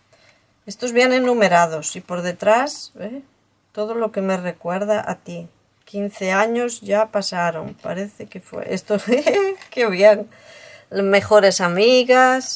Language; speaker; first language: Spanish; native; Spanish